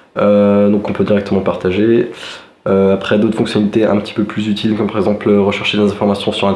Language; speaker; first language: French; native; French